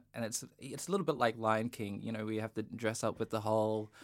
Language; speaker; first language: English; native; English